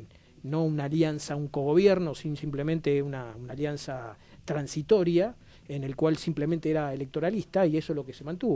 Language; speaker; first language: Spanish; native; Spanish